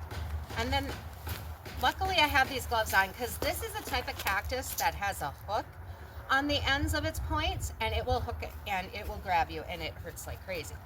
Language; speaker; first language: English; native; English